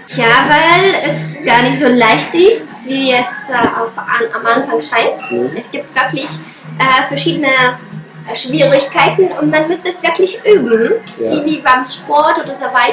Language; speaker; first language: German; non-native, fluent; Russian